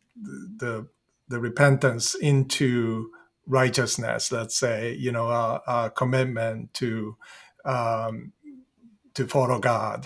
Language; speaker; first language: English; native; English